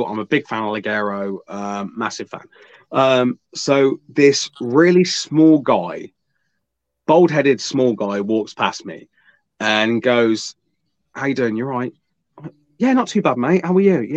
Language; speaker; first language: English; native; English